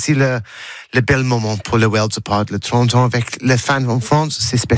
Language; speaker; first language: French; non-native, learner; English